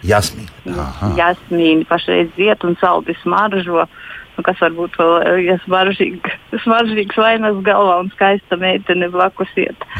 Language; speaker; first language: Latvian; native; Latvian